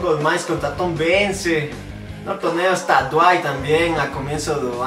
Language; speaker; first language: Portuguese; non-native, learner; Spanish